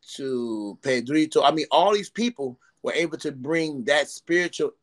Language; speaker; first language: English; native; English